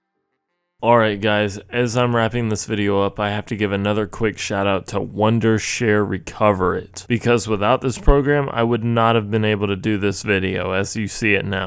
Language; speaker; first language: English; native; English